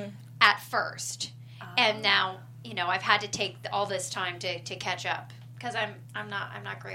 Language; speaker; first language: English; native; English